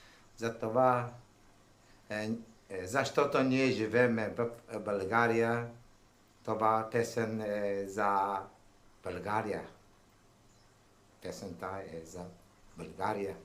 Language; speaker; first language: Bulgarian; non-native, learner; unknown